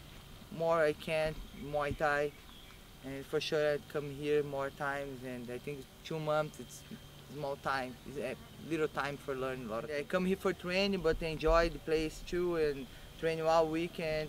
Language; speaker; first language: English; non-native, learner; Portuguese